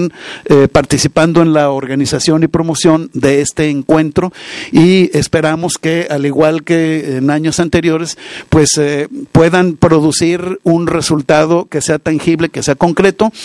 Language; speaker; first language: Spanish; native; Spanish